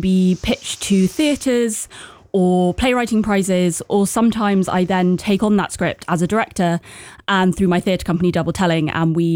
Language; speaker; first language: English; native; English